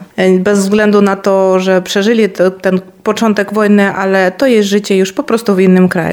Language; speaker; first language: Polish; non-native, fluent; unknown